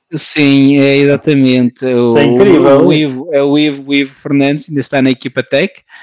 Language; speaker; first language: Portuguese; early bilingual, heritage; French